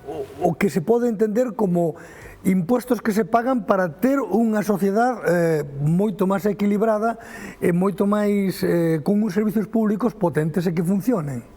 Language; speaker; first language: Galician; native; Galician